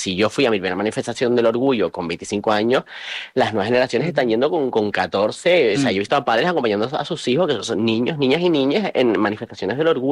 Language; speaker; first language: Spanish; native; Spanish